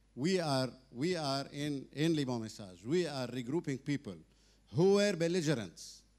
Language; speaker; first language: English; non-native, fluent; Arabic